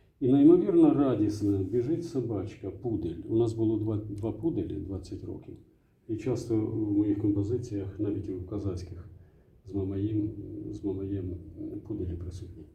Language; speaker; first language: Ukrainian; native; Ukrainian